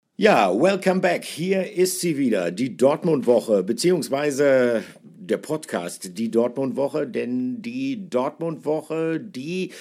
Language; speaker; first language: German; native; German